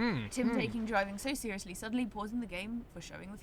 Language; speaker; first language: English; native; English